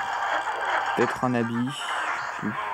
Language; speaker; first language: French; native; French